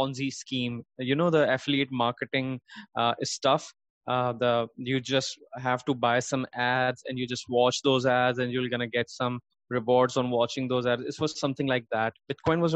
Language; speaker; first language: English; non-native, local second language; Urdu